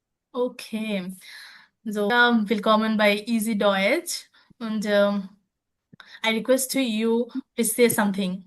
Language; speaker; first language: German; non-native, learner; Bangla